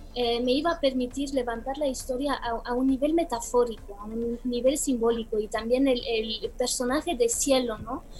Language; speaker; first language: Spanish; non-native, fluent; Romanian